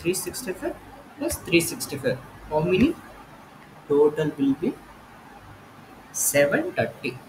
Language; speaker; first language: English; non-native, learner; Telugu